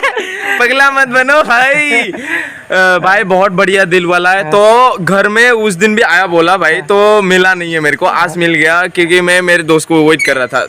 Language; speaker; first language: Hindi; non-native, local second language; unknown